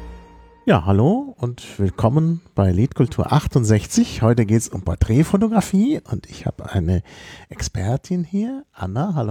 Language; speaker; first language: German; native; German